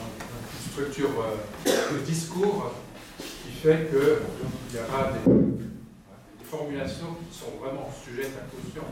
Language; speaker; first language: French; native; French